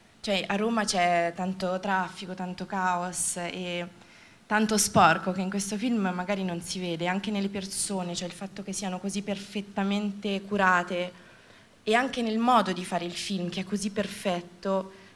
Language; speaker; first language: Italian; native; Italian